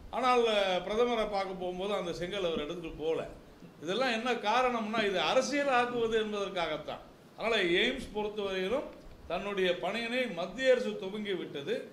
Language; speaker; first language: Tamil; native; Tamil